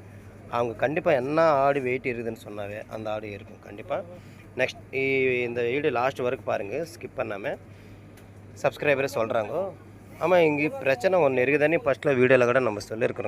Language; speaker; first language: Tamil; native; Tamil